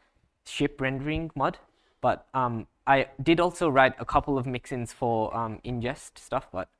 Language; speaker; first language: English; native; English